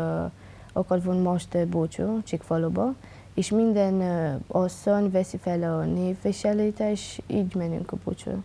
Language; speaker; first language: Hungarian; non-native, local second language; Romanian